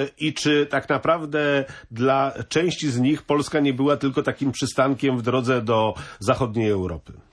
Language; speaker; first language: Polish; native; Polish